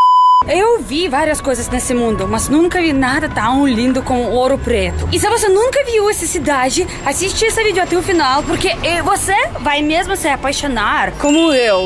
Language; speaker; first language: Portuguese; non-native, fluent; Russian